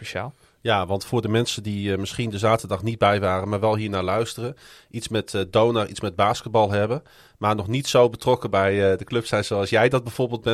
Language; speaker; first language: Dutch; native; Dutch